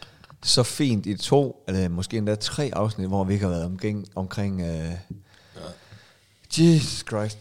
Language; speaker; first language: Danish; native; Danish